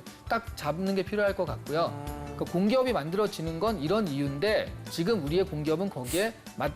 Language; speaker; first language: Korean; native; Korean